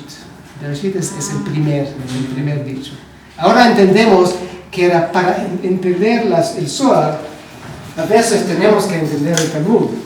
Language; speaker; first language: Spanish; non-native, learner; Hebrew